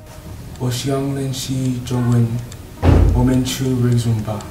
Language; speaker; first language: Chinese; non-native, learner; English